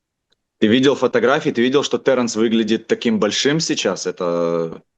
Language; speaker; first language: Russian; native; Russian